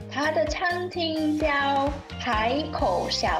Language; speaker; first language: Chinese; non-native, learner; English